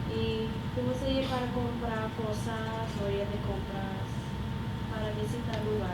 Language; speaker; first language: Spanish; early bilingual, heritage; Spanish